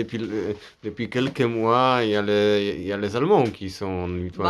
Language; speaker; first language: French; non-native, fluent; Polish